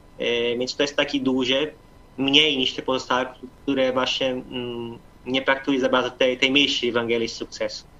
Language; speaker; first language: Polish; non-native, fluent; Portuguese